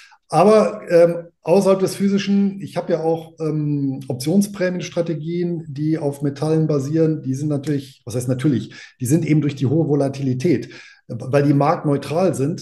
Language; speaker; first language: German; native; German